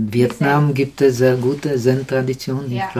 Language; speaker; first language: German; non-native, learner; Czech